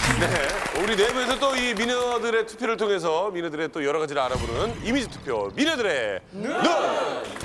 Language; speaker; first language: Korean; native; Korean